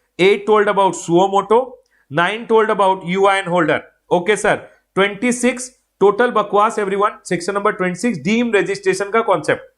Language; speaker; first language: English; non-native, local second language; Hindi